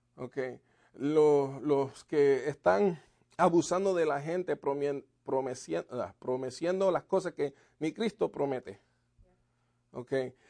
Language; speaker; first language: Spanish; native; Spanish